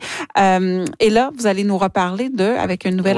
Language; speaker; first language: French; native; French